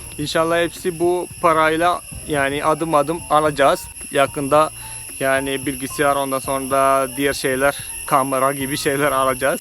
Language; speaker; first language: Turkish; non-native, fluent; Malayalam